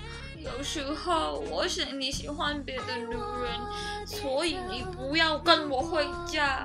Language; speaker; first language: Chinese; non-native, learner; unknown